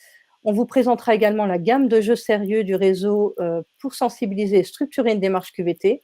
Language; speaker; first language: French; native; French